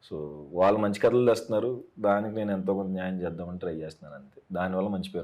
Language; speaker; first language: Telugu; native; Telugu